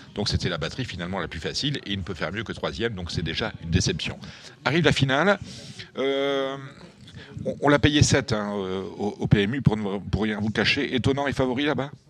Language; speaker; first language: French; native; French